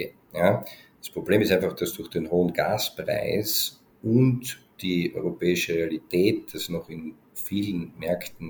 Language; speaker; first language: German; native; German